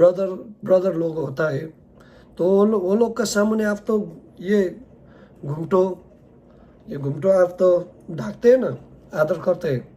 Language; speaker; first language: Hindi; non-native, learner; Nepali